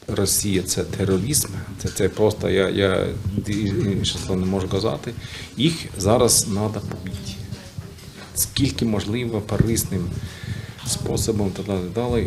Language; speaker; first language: Ukrainian; non-native, learner; Lithuanian